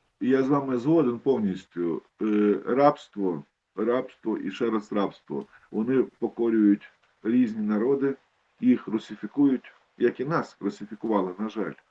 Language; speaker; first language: Ukrainian; non-native, local second language; Russian